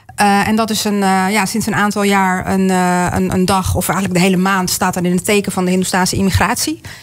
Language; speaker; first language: Dutch; early bilingual, other home language; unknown